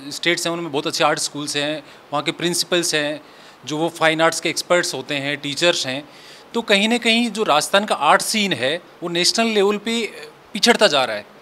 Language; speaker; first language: Hindi; native; Hindi